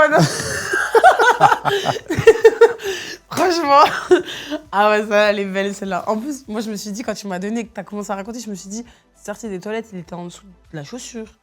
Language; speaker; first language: French; native; French